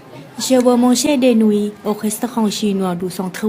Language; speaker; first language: French; non-native, learner; Thai